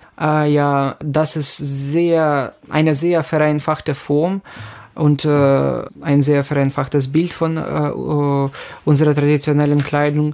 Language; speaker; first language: German; non-native, fluent; Ukrainian